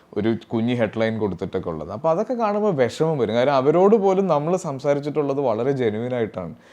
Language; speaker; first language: Malayalam; native; Malayalam